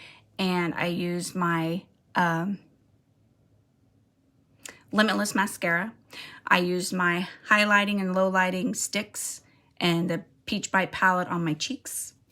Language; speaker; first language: English; native; English